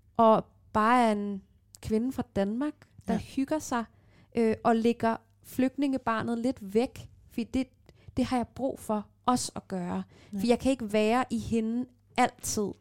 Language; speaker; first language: Danish; early bilingual, other home language; Persian